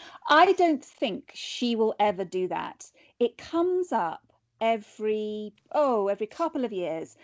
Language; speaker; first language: English; native; English